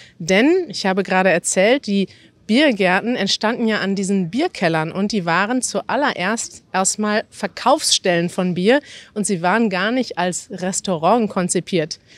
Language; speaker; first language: German; native; German